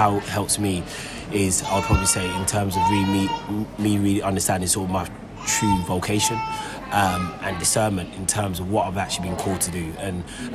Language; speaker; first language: English; native; English